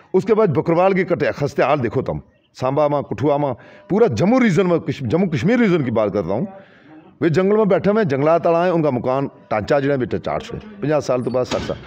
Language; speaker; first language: Hindi; non-native, local second language; Gujari